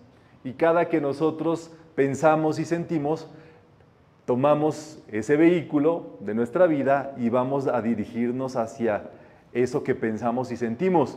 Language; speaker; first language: Spanish; native; Spanish